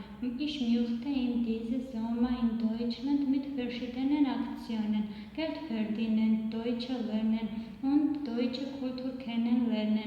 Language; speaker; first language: German; non-native, learner; Georgian